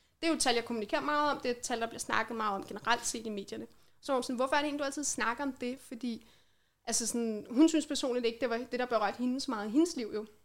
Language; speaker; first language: Danish; native; Danish